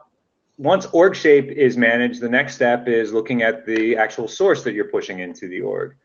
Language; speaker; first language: English; native; English